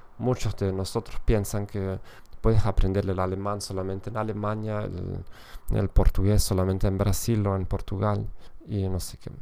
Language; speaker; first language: Spanish; non-native, fluent; German